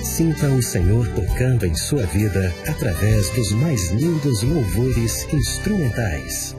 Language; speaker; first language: Portuguese; native; Portuguese